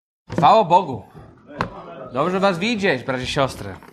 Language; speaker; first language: Polish; non-native, fluent; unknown